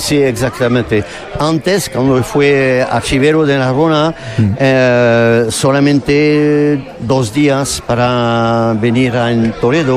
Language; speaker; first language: Spanish; non-native, learner; French